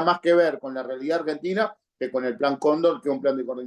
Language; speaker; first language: Spanish; native; Spanish